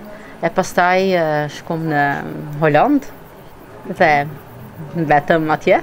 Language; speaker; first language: Albanian; early bilingual, heritage; Albanian